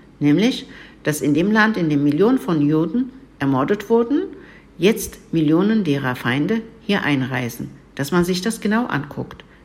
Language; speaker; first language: German; early bilingual, other home language; Turkish